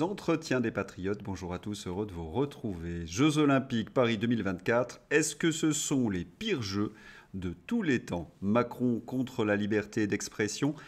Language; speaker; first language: French; native; French